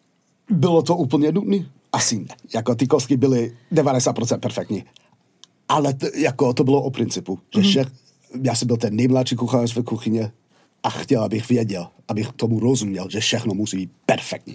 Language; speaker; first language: Czech; non-native, fluent; English